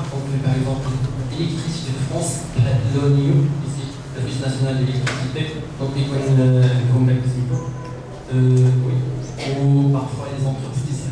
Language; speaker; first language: French; non-native, local second language; Arabic